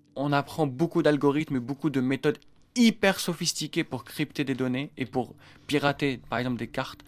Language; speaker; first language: French; non-native, local second language; Arabic